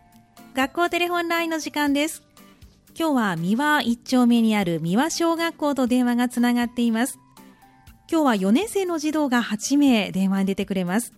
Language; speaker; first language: Japanese; native; Japanese